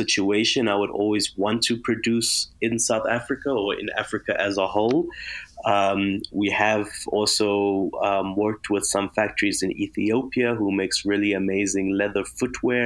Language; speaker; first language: English; native; English